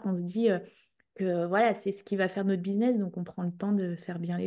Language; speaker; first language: French; native; French